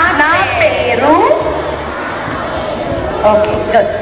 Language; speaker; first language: Telugu; native; Telugu